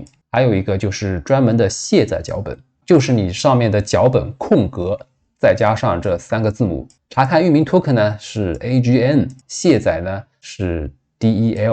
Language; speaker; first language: Chinese; native; Chinese